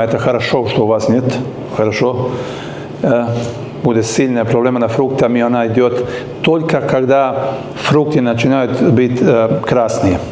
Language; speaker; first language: Russian; non-native, learner; Serbian